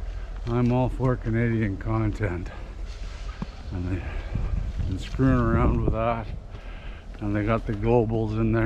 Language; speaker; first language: English; native; English